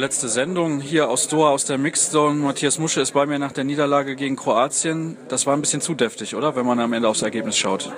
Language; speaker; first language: German; native; German